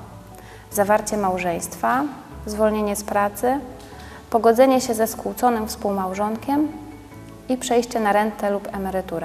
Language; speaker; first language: Polish; native; Polish